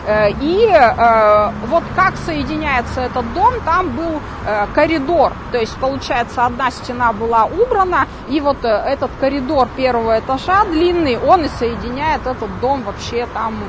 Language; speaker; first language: Russian; native; Russian